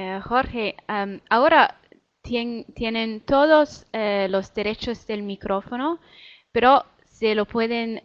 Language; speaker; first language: Spanish; non-native, learner; Italian